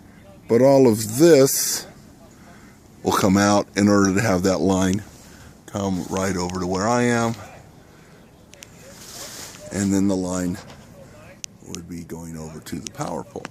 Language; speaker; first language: English; native; English